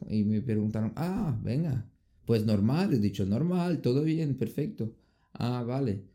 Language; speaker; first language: Spanish; non-native, fluent; Portuguese